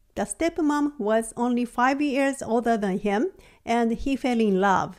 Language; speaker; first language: English; non-native, fluent; Japanese